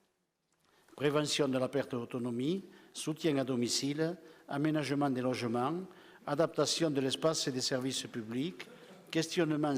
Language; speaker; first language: French; native; French